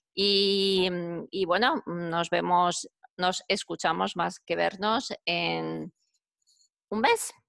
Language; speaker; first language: Spanish; native; Spanish